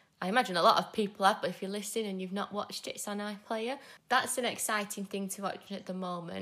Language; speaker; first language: English; native; English